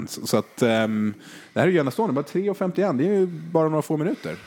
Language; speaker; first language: Swedish; native; Swedish